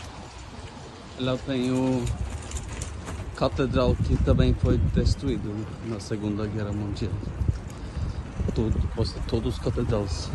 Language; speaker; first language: Portuguese; non-native, fluent; Norwegian